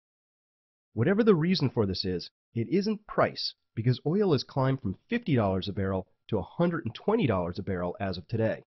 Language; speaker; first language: English; native; English